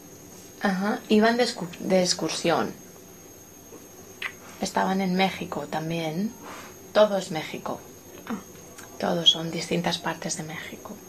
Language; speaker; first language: Spanish; non-native, fluent; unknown